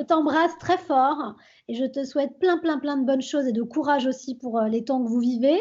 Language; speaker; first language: French; native; French